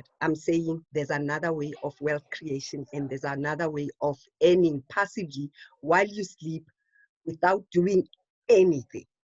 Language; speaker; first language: English; non-native, local second language; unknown